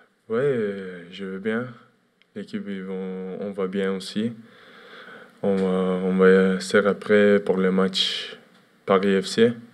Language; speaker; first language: French; non-native, learner; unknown